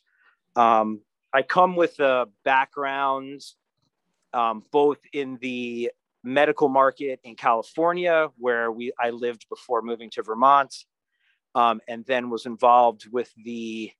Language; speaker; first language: English; native; English